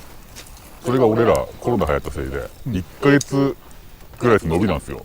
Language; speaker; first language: Japanese; native; Japanese